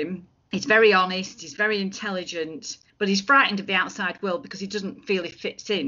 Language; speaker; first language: English; native; English